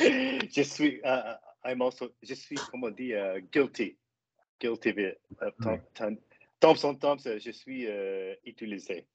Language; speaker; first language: French; non-native, learner; English